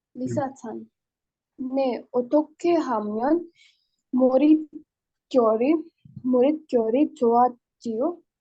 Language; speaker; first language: Korean; non-native, learner; Hindi